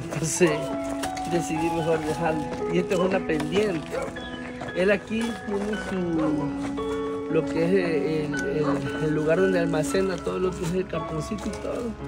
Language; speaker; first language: Spanish; native; Spanish